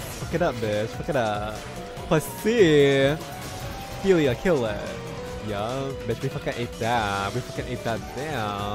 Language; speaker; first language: English; native; English